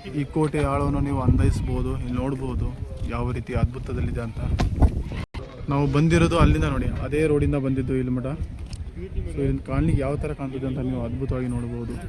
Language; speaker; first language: Kannada; non-native, local second language; Marathi